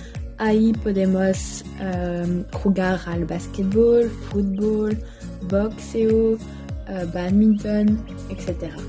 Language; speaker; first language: Spanish; non-native, learner; French